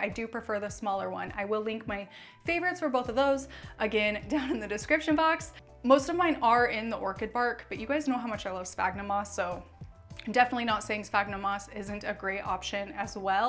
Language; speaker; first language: English; native; English